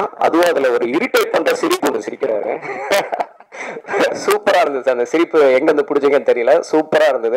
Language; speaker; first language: Tamil; native; Tamil